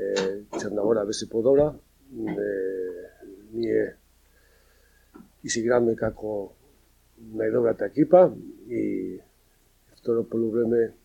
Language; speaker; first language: Macedonian; non-native, learner; Spanish